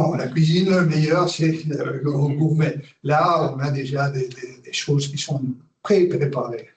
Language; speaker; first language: French; non-native, fluent; Spanish